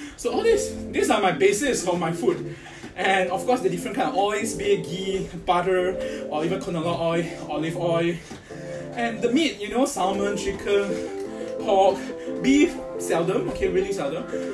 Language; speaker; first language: English; non-native, local second language; Chinese